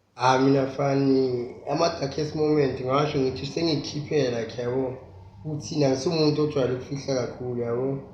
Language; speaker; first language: Zulu; native; Zulu